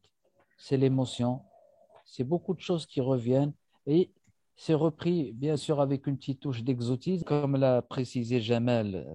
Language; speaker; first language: French; non-native, local second language; Arabic